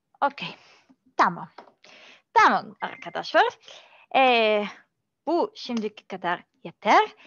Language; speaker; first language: Turkish; non-native, learner; Serbian